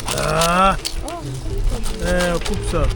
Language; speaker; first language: French; non-native, local second language; Swahili